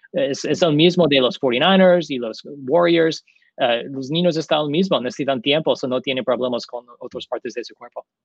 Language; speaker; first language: Spanish; non-native, learner; English